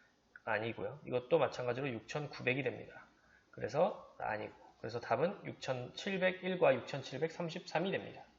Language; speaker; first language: Korean; native; Korean